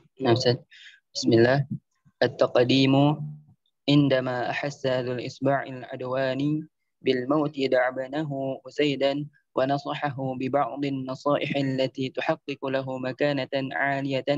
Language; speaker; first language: Arabic; non-native, learner; Indonesian